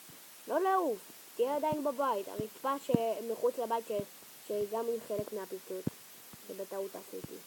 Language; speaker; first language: Hebrew; native; Hebrew